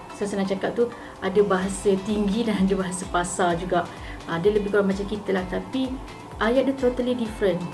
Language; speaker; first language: Malay; native; Malay